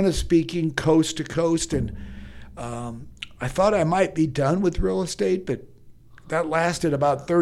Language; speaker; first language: English; native; English